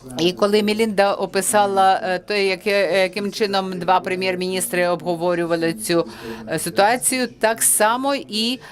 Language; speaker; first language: Ukrainian; non-native, fluent; French